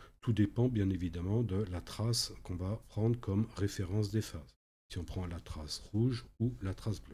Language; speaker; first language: French; native; French